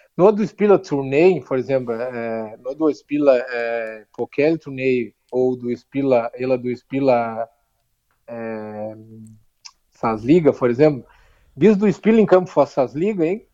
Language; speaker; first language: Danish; non-native, learner; Portuguese